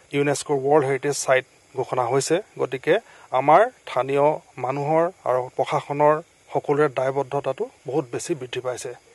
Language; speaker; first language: Assamese; native; Assamese